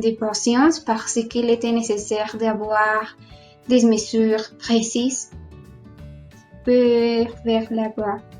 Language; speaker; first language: French; non-native, learner; Spanish